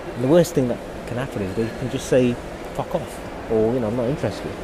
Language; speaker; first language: English; native; English